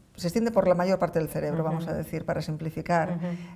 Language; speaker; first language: Spanish; native; Spanish